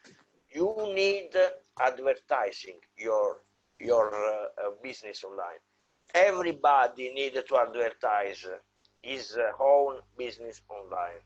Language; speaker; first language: English; non-native, fluent; Italian